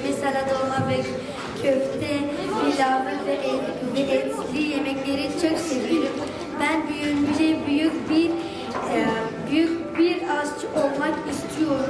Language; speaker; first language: Turkish; non-native, learner; Kurdish